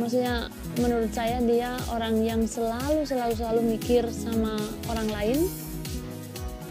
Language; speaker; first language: Indonesian; non-native, fluent; Spanish